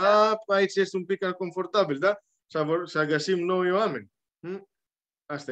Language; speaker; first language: Romanian; non-native, learner; Greek